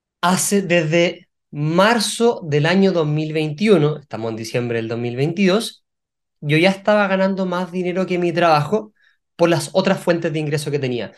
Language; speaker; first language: Spanish; native; Spanish